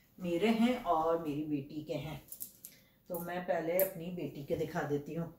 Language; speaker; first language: Urdu; native; Urdu